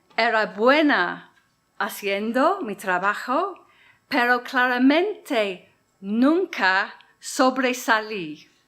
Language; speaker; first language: Spanish; non-native, learner; English